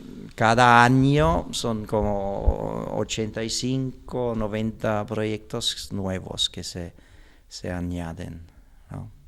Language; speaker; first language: Spanish; non-native, fluent; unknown